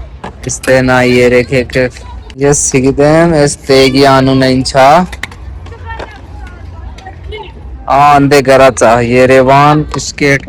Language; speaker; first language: Armenian; non-native, learner; Hindi